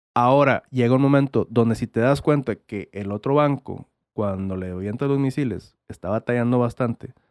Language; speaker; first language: Spanish; native; Spanish